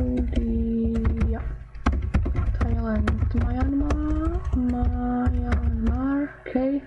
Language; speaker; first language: English; non-native, learner; Turkish